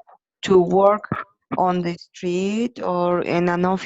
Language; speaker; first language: English; non-native, learner; Spanish